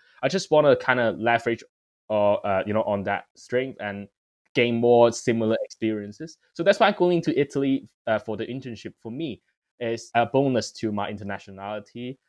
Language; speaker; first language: English; non-native, local second language; Cantonese